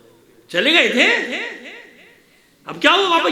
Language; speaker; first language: Urdu; native; Urdu